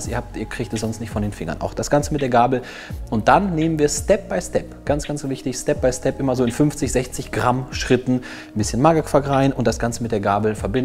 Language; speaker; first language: German; native; German